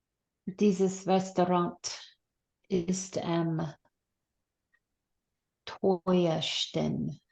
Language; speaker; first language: German; non-native, learner; English